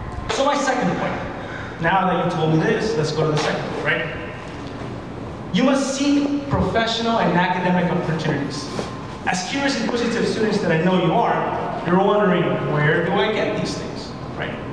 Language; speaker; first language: English; early bilingual, other home language; Spanish